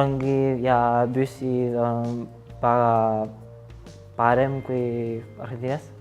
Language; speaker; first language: Estonian; non-native, learner; Spanish